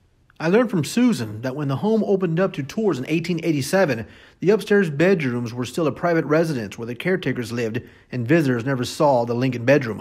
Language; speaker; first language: English; native; English